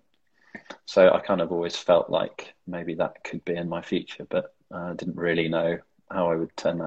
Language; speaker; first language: English; native; English